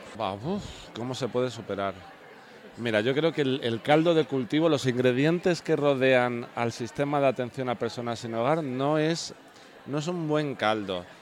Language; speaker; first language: Spanish; native; Spanish